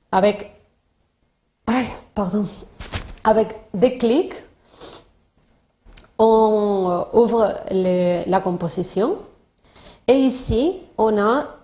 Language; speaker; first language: French; non-native, fluent; Spanish